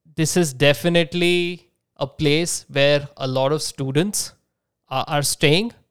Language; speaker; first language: English; non-native, local second language; Marathi